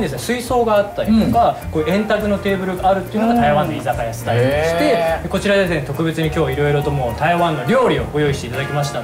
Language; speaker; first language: Japanese; native; Japanese